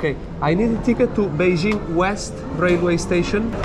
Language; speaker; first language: English; non-native, fluent; Spanish